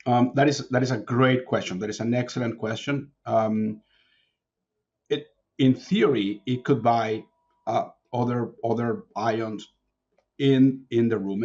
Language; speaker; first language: English; non-native, fluent; Spanish